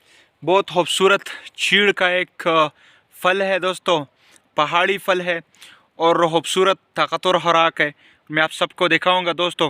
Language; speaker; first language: Hindi; non-native, local second language; Pashto